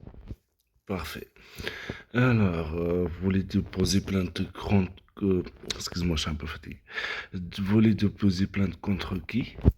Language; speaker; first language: French; non-native, learner; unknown